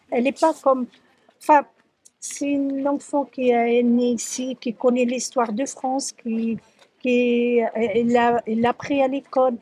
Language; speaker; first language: French; early bilingual, other home language; Arabic